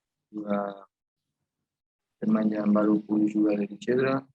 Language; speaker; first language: Indonesian; non-native, fluent; Spanish